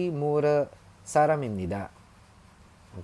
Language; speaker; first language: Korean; non-native, learner; Filipino